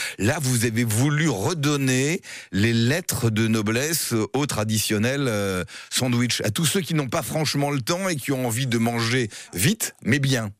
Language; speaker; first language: French; native; French